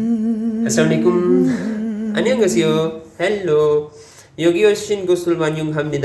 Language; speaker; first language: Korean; non-native, learner; Urdu